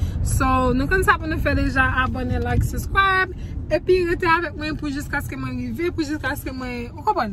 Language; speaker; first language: French; non-native, learner; Haitian Creole